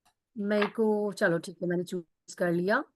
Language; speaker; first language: Hindi; native; Hindi